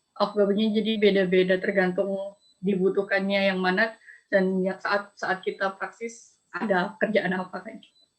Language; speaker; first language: Indonesian; native; Indonesian